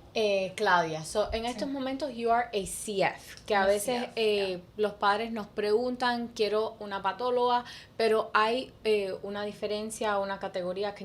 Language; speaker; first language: Spanish; early bilingual, heritage; Spanish